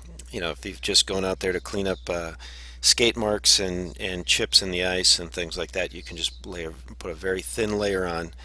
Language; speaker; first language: English; native; English